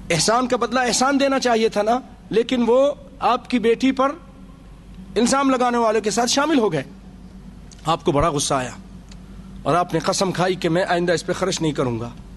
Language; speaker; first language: Urdu; native; Urdu